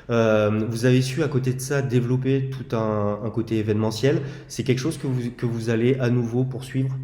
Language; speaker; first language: French; native; French